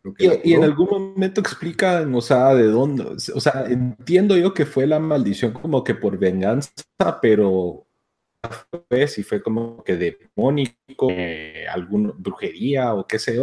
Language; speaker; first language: Spanish; native; Spanish